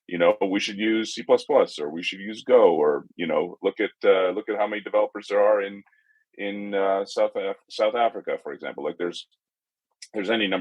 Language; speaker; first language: English; native; English